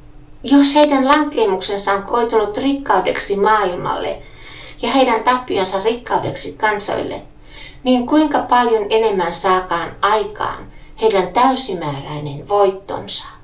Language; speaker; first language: Finnish; native; Finnish